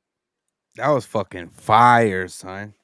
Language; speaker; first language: English; native; English